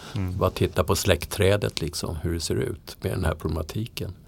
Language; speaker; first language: Swedish; native; Swedish